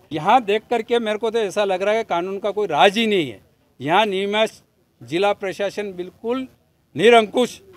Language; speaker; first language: Hindi; native; Hindi